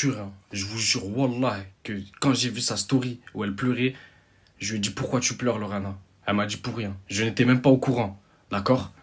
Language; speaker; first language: French; native; French